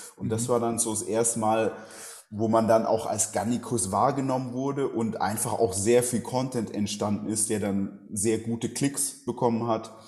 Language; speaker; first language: German; native; German